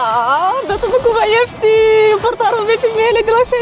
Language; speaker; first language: Romanian; native; Romanian